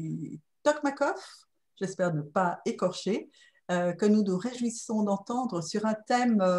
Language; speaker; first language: French; native; French